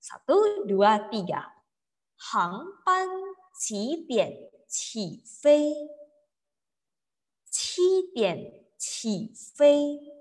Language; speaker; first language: Chinese; non-native, fluent; Indonesian